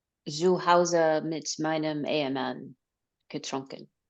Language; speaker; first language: German; non-native, learner; English